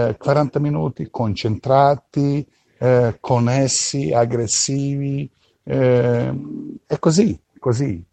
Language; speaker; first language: Italian; non-native, fluent; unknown